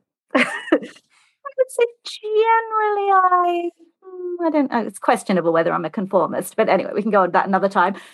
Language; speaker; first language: English; native; English